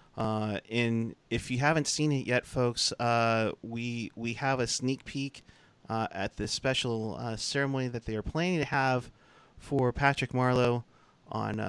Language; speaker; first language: English; native; English